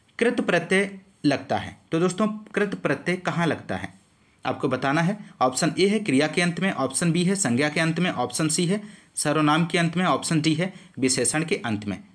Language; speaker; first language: Hindi; native; Hindi